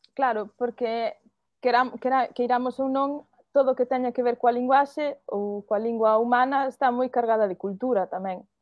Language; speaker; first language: Galician; early bilingual, heritage; Galician